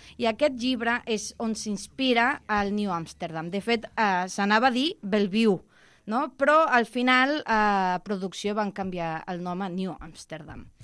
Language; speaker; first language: Catalan; non-native, local second language; Spanish